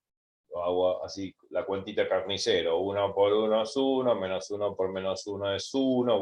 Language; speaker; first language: Spanish; native; Spanish